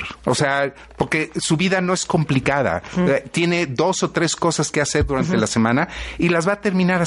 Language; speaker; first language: Spanish; native; Spanish